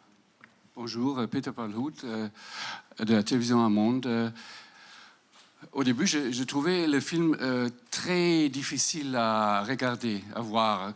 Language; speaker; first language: French; non-native, fluent; German